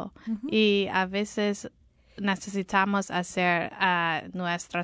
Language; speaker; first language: Spanish; non-native, learner; English